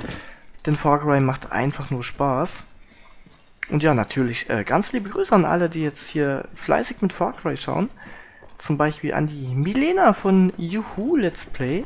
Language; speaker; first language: German; native; German